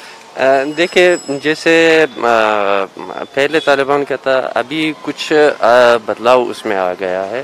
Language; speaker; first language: Hindi; non-native, fluent; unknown